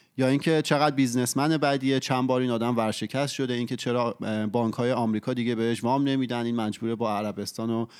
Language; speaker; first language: Persian; native; Persian